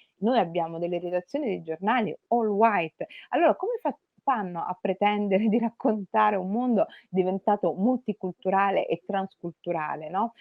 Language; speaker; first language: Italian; early bilingual, other home language; Somali